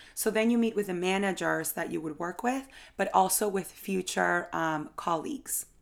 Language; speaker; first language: English; non-native, fluent; Spanish